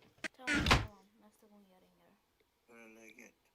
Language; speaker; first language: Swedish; early bilingual, other home language; Turkish